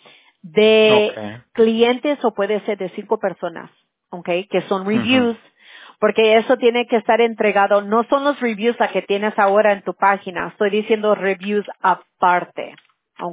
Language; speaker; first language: Spanish; early bilingual, heritage; Spanish